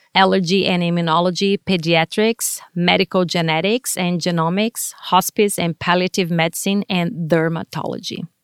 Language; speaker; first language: English; non-native, fluent; Portuguese